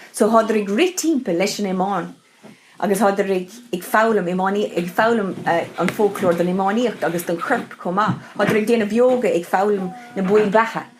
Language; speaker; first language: Irish; non-native, local second language; English